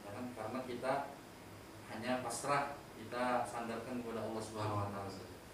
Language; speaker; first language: Indonesian; native; Indonesian